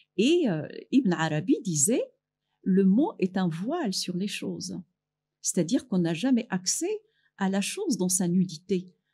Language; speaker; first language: French; non-native, local second language; Arabic